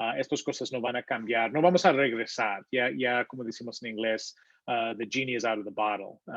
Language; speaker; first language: Spanish; early bilingual, heritage; Spanish